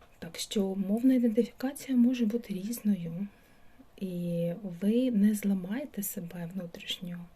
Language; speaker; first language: Ukrainian; non-native, local second language; Russian